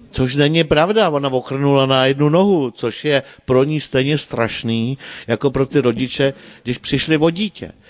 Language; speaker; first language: Czech; native; Czech